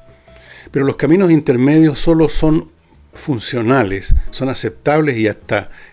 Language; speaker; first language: Spanish; native; Spanish